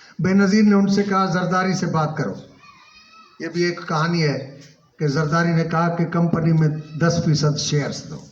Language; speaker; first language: Urdu; non-native, local second language; Sindhi